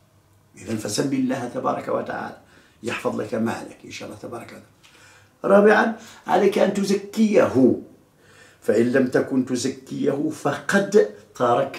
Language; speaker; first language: Arabic; native; Arabic